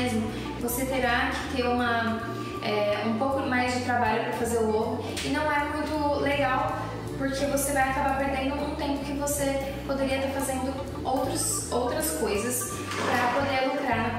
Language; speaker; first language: Portuguese; native; Portuguese